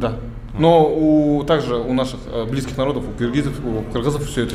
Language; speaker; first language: Russian; native; Russian